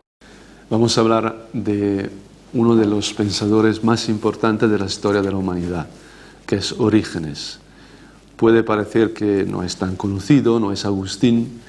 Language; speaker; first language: Spanish; non-native, fluent; Italian